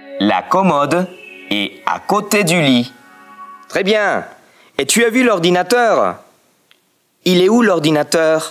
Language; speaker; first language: French; non-native, fluent; Spanish